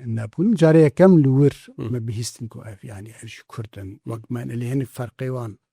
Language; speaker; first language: Kurdish; native; Kurdish